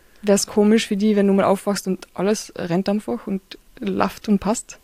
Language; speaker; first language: German; native; German